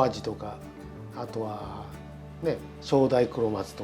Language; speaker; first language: Japanese; native; Japanese